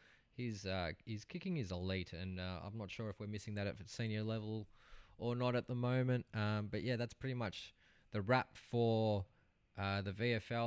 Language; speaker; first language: English; native; English